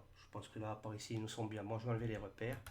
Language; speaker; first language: French; native; French